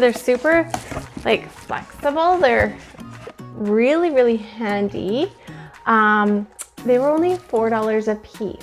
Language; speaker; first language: English; native; English